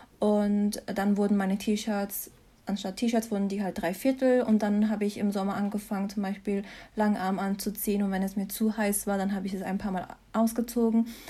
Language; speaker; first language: German; early bilingual, other home language; Turkish